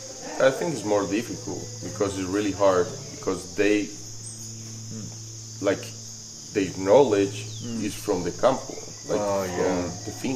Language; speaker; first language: English; non-native, fluent; Spanish